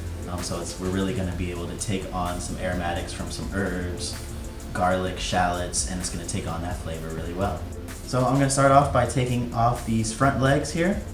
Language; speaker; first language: English; native; English